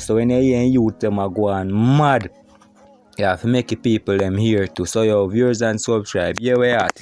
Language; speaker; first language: English; non-native, local second language; Jamaican Creole English